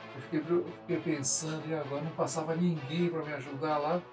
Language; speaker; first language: Portuguese; non-native, local second language; Japanese